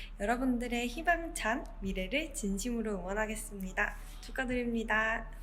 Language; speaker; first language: Korean; native; Korean